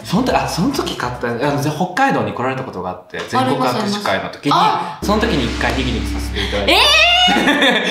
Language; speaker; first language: Japanese; early bilingual, other home language; Korean